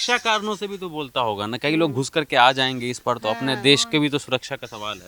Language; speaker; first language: Hindi; native; Hindi